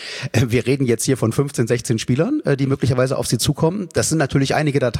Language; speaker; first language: German; native; German